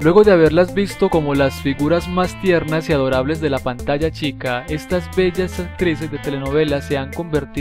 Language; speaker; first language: Spanish; native; Spanish